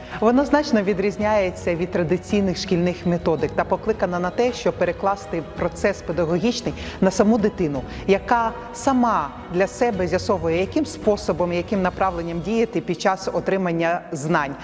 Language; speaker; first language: Ukrainian; native; Ukrainian